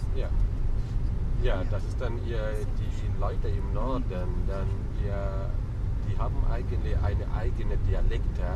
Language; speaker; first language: German; non-native, fluent; Indonesian